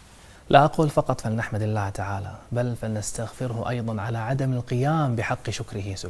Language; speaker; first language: Arabic; native; Arabic